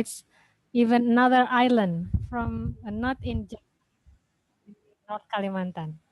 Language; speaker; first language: English; non-native, fluent; Indonesian